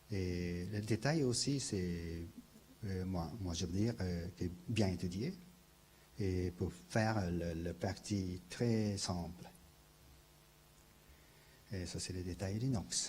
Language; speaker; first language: French; non-native, learner; Japanese